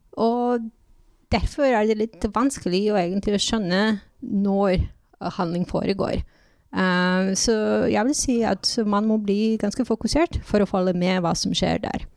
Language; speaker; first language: Norwegian; non-native, fluent; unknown